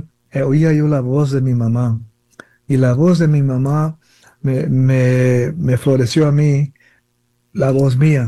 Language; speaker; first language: Spanish; early bilingual, heritage; Spanish